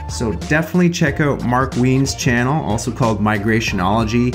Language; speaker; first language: English; native; English